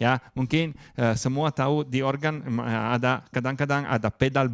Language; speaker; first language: Indonesian; non-native, learner; Italian